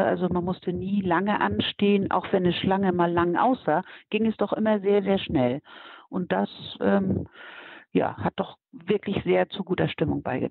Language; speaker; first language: German; native; German